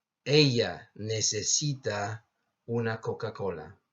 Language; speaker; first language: Spanish; non-native, fluent; English